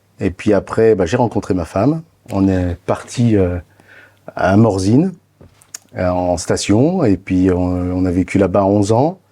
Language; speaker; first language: French; native; French